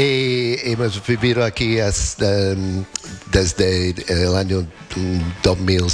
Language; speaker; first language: Spanish; non-native, learner; English